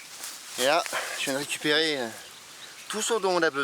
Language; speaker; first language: French; native; French